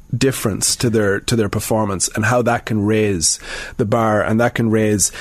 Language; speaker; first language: English; native; English